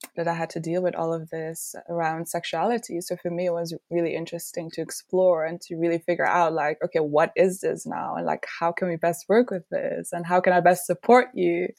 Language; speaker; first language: English; non-native, fluent; Dutch